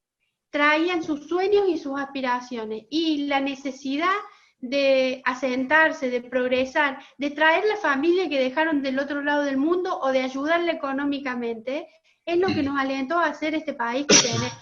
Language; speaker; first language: Spanish; native; Spanish